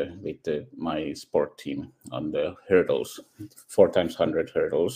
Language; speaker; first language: English; non-native, fluent; Finnish